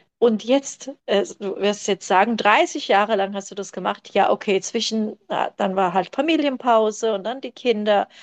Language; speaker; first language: German; early bilingual, other home language; Turkish